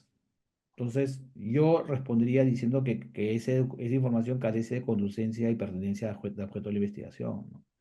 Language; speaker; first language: Spanish; native; Spanish